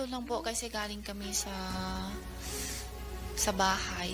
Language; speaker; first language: Filipino; non-native, learner; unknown